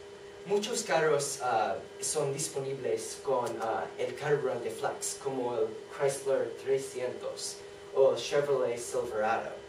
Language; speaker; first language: Spanish; non-native, learner; English